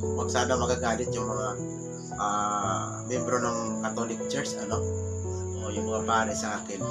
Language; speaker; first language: Filipino; non-native, local second language; Cebuano